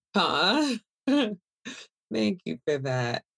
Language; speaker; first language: English; early bilingual, other home language; Yoruba